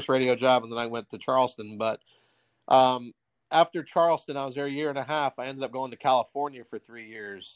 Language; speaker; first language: English; native; English